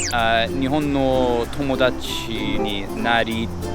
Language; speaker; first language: Japanese; non-native, learner; English